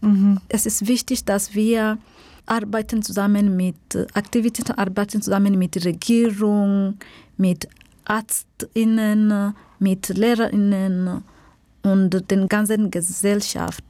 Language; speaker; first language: German; non-native, fluent; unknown